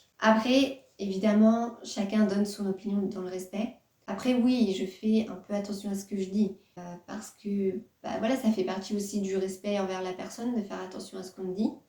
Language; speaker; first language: French; native; French